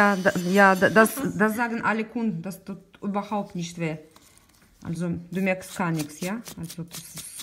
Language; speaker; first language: German; non-native, learner; Russian